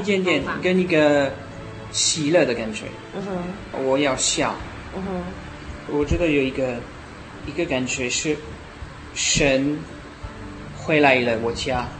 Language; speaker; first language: Chinese; non-native, learner; French